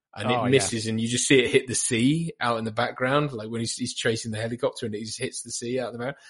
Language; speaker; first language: English; native; English